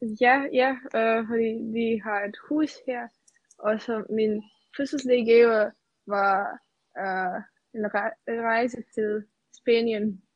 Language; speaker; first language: Danish; non-native, fluent; Serbian